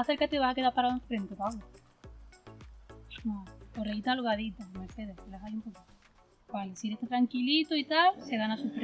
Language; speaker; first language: Spanish; native; Spanish